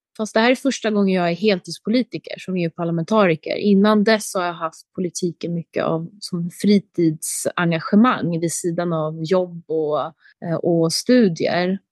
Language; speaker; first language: Swedish; early bilingual, other home language; Albanian